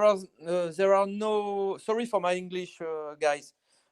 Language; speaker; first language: English; non-native, learner; French